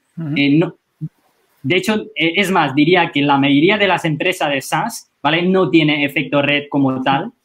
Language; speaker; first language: Spanish; non-native, fluent; Chinese